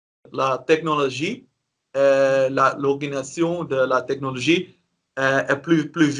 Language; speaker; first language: French; non-native, learner; Dutch